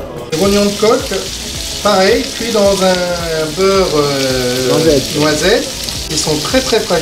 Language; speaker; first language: French; native; French